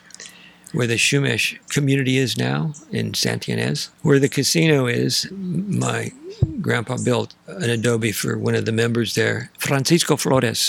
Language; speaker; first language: English; native; English